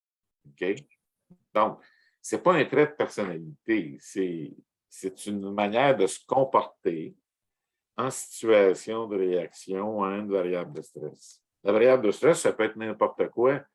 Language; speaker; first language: French; native; French